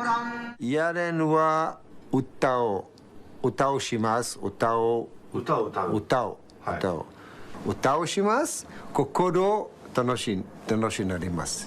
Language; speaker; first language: Japanese; non-native, learner; Hebrew